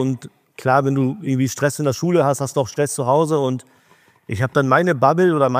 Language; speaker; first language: German; early bilingual, other home language; Urdu